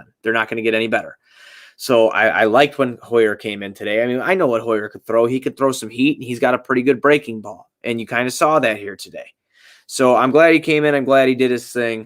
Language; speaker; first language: English; native; English